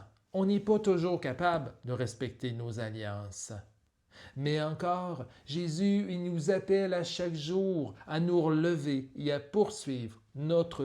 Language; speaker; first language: French; native; French